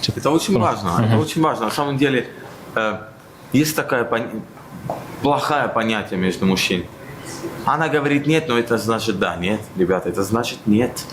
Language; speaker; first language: Russian; non-native, fluent; Italian